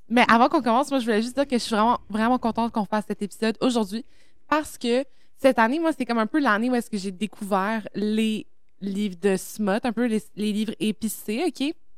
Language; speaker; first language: French; native; French